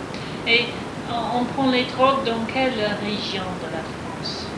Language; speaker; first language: French; non-native, fluent; English